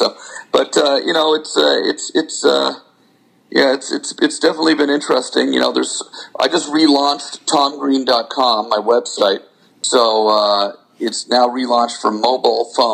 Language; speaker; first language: English; native; English